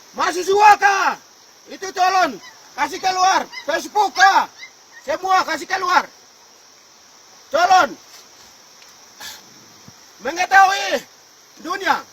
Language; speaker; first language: Indonesian; non-native, local second language; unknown